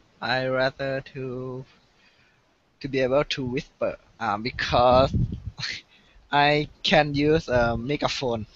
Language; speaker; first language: English; non-native, learner; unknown